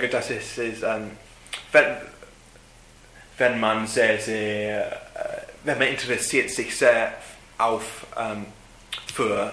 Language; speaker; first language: German; non-native, learner; English